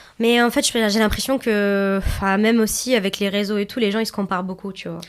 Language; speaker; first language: French; non-native, fluent; Arabic